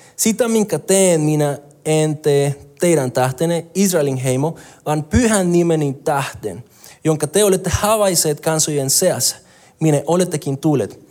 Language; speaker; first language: Finnish; non-native, fluent; Spanish